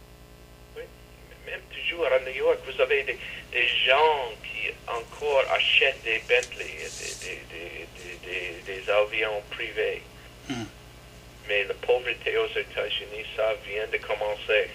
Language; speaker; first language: French; non-native, fluent; English